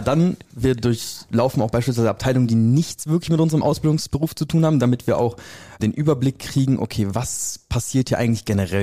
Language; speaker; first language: German; native; German